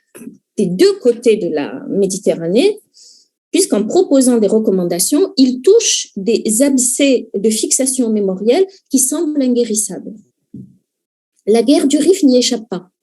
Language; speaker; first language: French; native; French